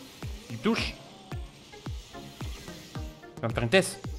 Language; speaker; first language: French; native; French